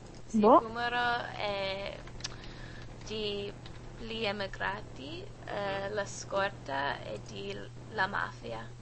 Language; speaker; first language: Italian; non-native, learner; English